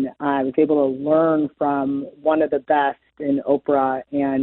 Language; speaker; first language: English; native; English